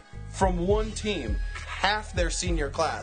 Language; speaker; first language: English; native; English